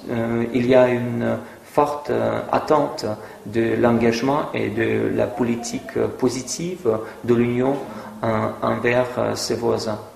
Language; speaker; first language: French; non-native, fluent; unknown